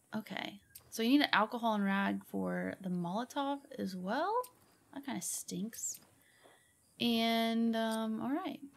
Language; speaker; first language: English; native; English